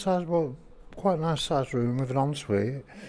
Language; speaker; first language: English; native; English